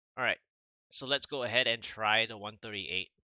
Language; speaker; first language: English; native; English